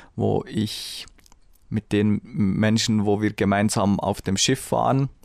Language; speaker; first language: German; native; German